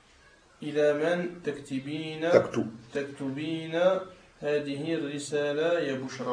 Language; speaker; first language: Arabic; non-native, learner; French